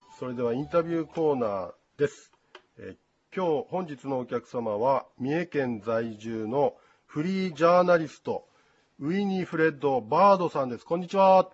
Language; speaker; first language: Japanese; native; Japanese